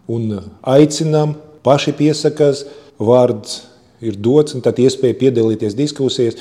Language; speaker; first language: Latvian; non-native, local second language; Russian